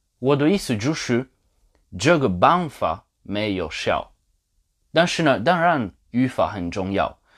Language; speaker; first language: Chinese; non-native, learner; Polish